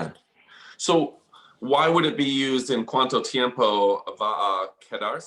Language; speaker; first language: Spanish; non-native, learner; English